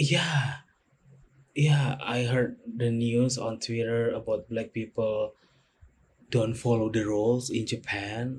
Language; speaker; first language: English; non-native, learner; Indonesian